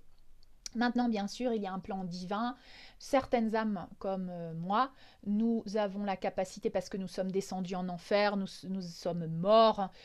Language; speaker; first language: French; native; French